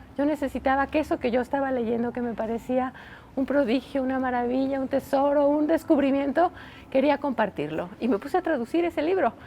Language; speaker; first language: Spanish; native; Spanish